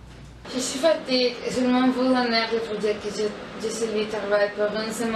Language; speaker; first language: French; non-native, learner; Spanish